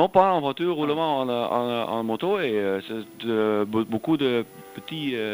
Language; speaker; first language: French; non-native, learner; Dutch